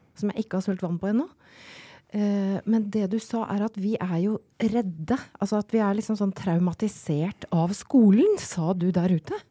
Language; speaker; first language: Norwegian; native; Norwegian